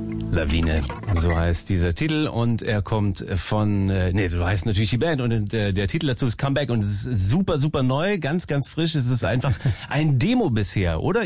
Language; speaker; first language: German; native; German